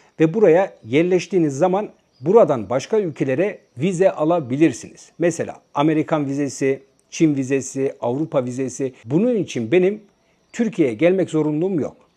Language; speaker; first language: Turkish; native; Turkish